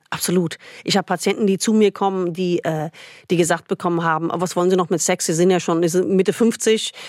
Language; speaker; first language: German; non-native, fluent; English